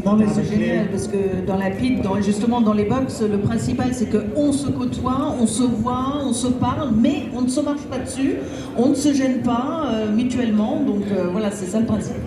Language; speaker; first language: French; native; French